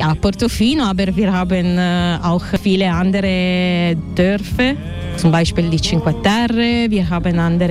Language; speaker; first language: German; non-native, learner; Italian